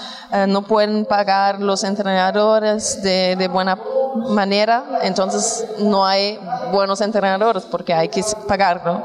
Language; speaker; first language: Spanish; non-native, fluent; German